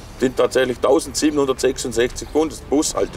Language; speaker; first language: German; native; German